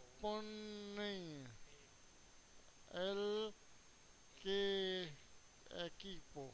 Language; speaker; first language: Spanish; non-native, learner; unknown